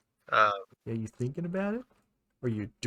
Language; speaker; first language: English; native; English